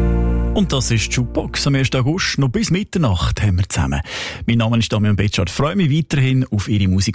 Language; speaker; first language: German; native; German